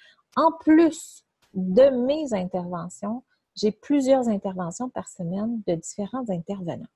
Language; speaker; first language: French; native; French